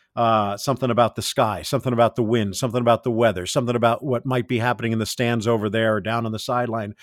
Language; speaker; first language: English; native; English